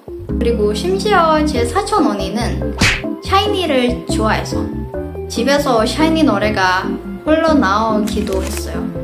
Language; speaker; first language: Korean; non-native, fluent; Indonesian